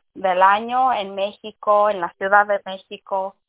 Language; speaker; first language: Spanish; early bilingual, heritage; English